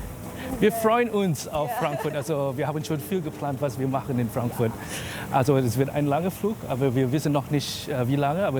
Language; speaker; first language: German; non-native, fluent; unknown